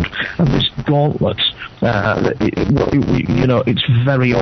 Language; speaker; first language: English; native; English